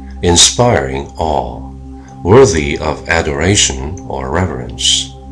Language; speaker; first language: English; non-native, fluent; Korean